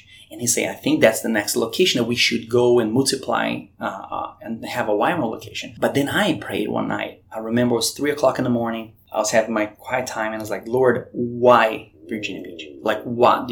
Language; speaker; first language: English; non-native, fluent; Portuguese